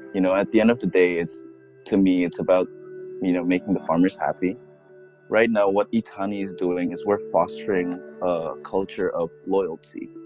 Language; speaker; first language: English; non-native, fluent; Indonesian